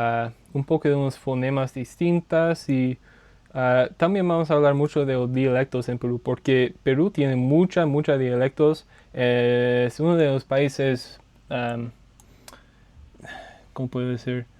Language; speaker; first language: Spanish; non-native, learner; English